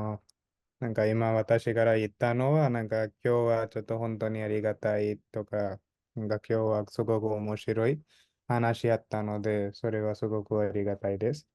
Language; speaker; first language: Japanese; non-native, fluent; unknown